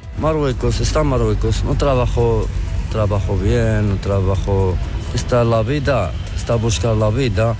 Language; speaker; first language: Spanish; non-native, learner; Arabic